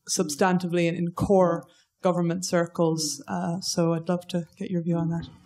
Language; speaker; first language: English; native; English